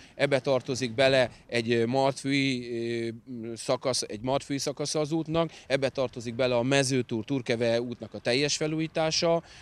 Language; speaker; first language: Hungarian; native; Hungarian